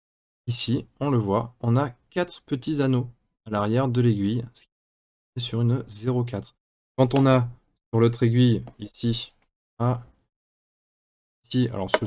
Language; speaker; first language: French; native; French